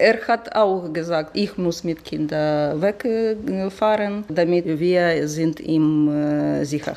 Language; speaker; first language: German; non-native, learner; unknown